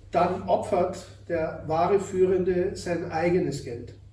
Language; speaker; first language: German; native; German